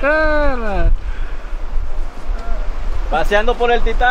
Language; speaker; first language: Spanish; native; Spanish